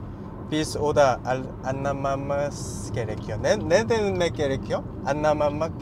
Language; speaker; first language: Turkish; non-native, learner; Korean